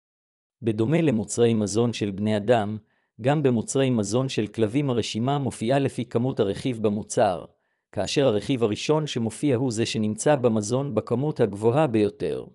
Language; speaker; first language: Hebrew; native; Hebrew